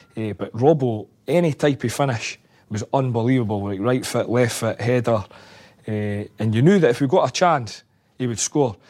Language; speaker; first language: English; native; English